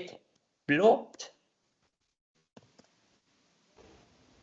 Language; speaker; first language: Swedish; non-native, fluent; Spanish